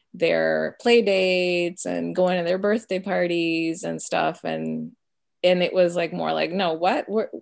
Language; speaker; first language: English; early bilingual, other home language; Spanish